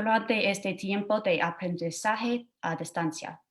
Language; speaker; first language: Spanish; non-native, fluent; English